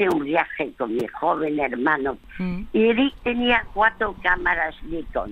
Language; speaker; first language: Spanish; early bilingual, other home language; French